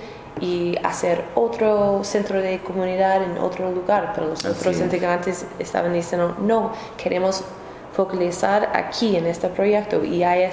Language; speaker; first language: Spanish; non-native, learner; English